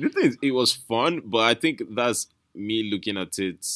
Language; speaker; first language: English; non-native, local second language; Yoruba